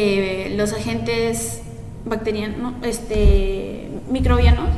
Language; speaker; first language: Spanish; native; Spanish